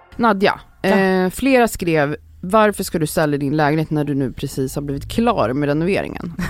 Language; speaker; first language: Swedish; early bilingual, other home language; Polish